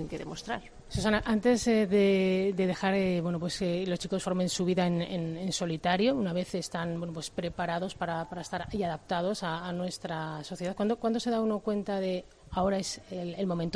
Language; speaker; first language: Spanish; native; Spanish